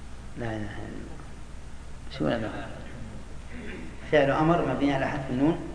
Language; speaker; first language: Arabic; native; Arabic